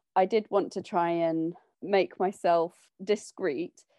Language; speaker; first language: English; native; English